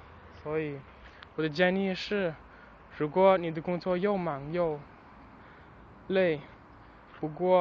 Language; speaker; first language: Chinese; non-native, learner; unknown